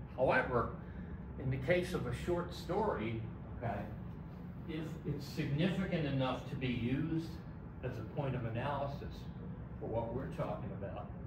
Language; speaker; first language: English; native; English